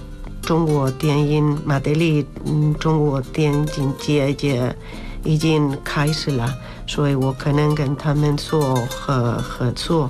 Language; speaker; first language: Chinese; non-native, learner; Spanish